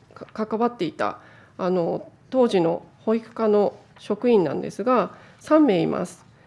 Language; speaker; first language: Japanese; native; Japanese